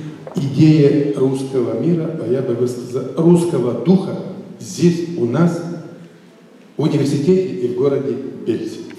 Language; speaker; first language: Russian; native; Russian